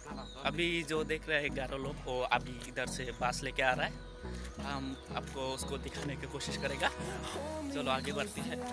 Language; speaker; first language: Hindi; non-native, local second language; Assamese